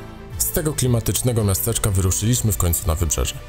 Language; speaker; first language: Polish; native; Polish